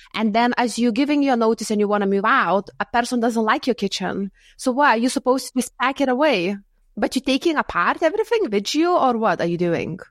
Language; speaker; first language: English; non-native, fluent; Lithuanian